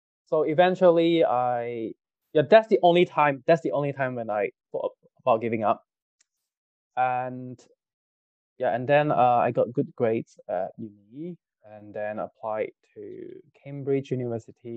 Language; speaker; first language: English; non-native, local second language; Cantonese